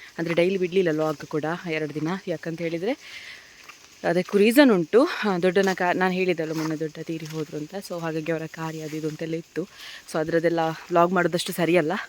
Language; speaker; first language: Kannada; non-native, local second language; Tulu